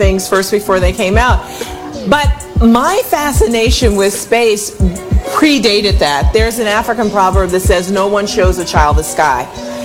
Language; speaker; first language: English; native; English